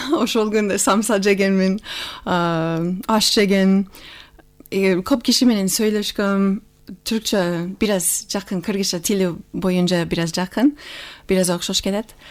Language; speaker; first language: Kyrgyz; non-native, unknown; English